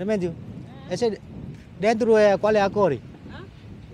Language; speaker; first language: Portuguese; non-native, learner; Vietnamese